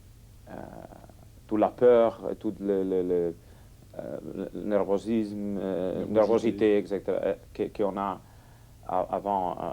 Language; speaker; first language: French; non-native, fluent; Catalan